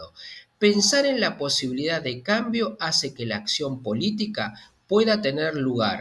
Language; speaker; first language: Spanish; native; Spanish